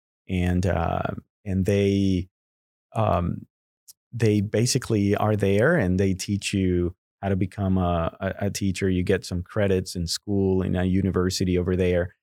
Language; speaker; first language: English; non-native, fluent; Spanish